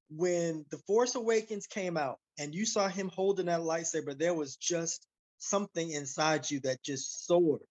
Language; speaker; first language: English; native; English